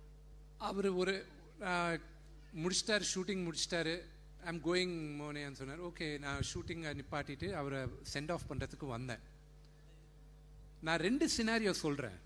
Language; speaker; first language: Tamil; non-native, fluent; Telugu